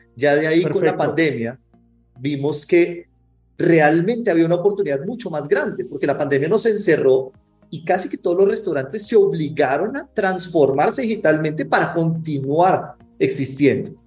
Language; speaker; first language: Spanish; native; Spanish